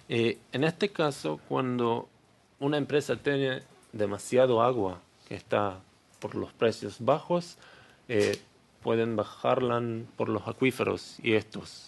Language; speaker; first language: Spanish; non-native, learner; Hebrew